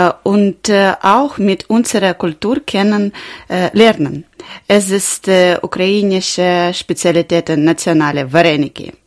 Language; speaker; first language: German; non-native, learner; Ukrainian